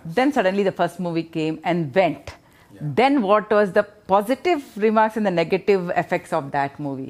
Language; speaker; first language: English; non-native, local second language; Telugu